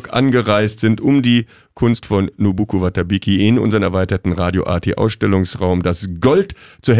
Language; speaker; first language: German; native; German